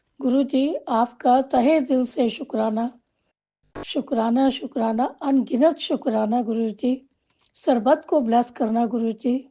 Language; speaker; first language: Hindi; non-native, local second language; Punjabi